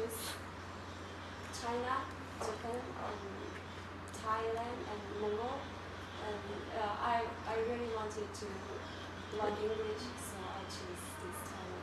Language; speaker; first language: English; non-native, learner; Korean